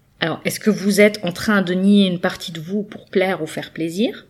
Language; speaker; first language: French; native; French